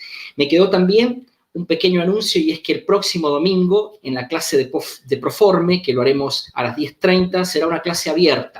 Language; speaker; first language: Spanish; native; Spanish